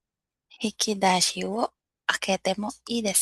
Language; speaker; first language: Japanese; non-native, learner; Filipino